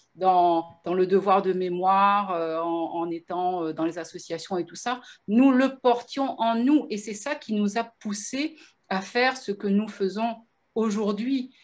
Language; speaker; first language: French; native; French